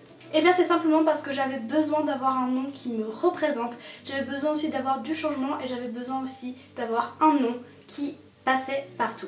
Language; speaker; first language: French; native; French